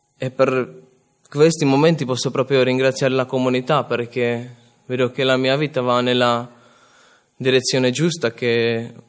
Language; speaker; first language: Italian; non-native, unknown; Czech